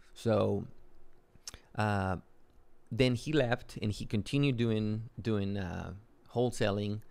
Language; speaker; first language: English; non-native, fluent; Spanish